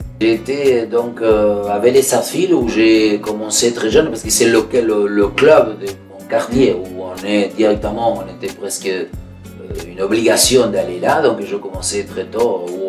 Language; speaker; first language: French; non-native, fluent; Spanish